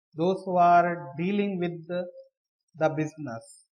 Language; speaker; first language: English; non-native, local second language; Kannada